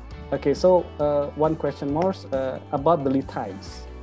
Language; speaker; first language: English; non-native, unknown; Indonesian